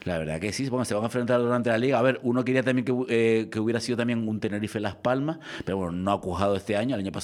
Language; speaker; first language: Spanish; native; Spanish